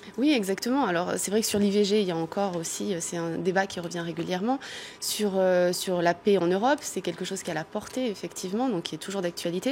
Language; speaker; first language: French; native; French